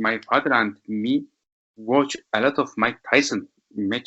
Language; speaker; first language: English; non-native, learner; Turkish